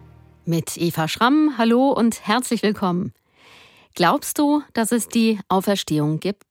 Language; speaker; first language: German; native; German